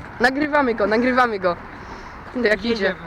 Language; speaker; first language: Polish; native; Polish